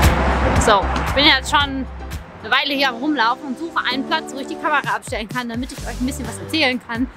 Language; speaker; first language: German; native; German